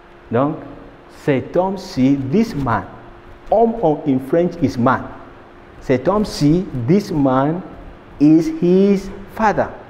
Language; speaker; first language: English; non-native, local second language; Hausa